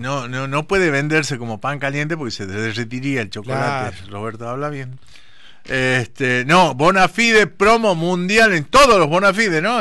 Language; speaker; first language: Spanish; native; Spanish